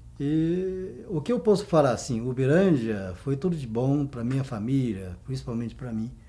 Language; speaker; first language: Portuguese; non-native, fluent; Chinese